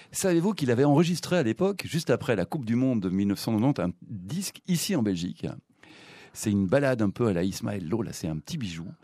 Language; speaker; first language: French; native; French